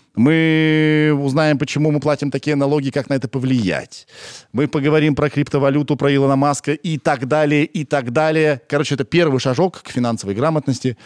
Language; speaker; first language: Russian; native; Russian